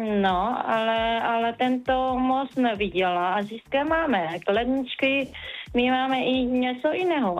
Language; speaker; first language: Czech; non-native, learner; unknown